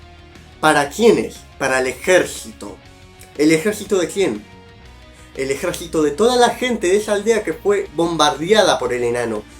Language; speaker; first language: Spanish; native; Spanish